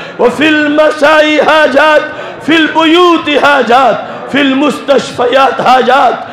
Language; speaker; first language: Arabic; non-native, fluent; Urdu